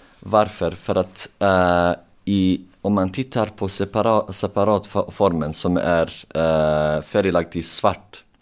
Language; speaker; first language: Swedish; non-native, local second language; Bosnian